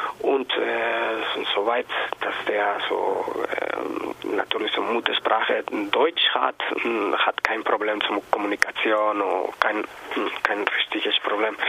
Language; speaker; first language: German; non-native, learner; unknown